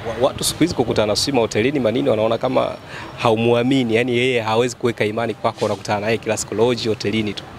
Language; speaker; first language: Swahili; native; Swahili